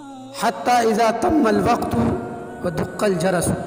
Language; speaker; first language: Arabic; non-native, learner; Urdu